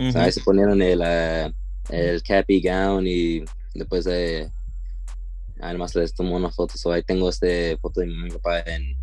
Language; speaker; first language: Spanish; early bilingual, heritage; Spanish